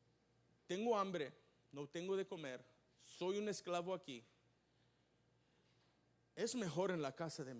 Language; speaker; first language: Spanish; early bilingual, heritage; Spanish